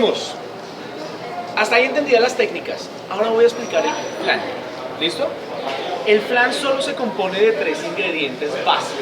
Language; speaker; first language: Spanish; native; Spanish